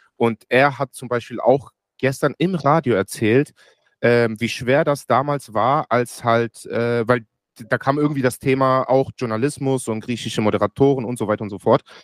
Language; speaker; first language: German; native; German